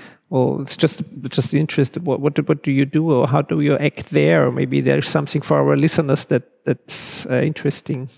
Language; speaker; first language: English; non-native, fluent; German